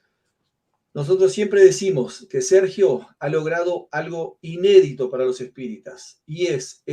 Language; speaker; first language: Spanish; native; Spanish